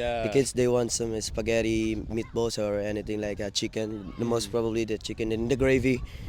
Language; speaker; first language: English; non-native, local second language; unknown